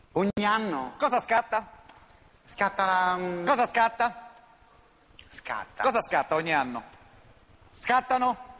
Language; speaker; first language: Italian; native; Italian